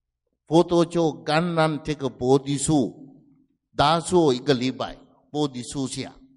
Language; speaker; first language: Chinese; non-native, fluent; Sinhala